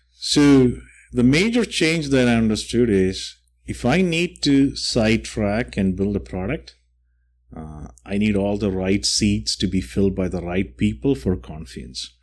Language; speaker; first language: English; non-native, local second language; Malayalam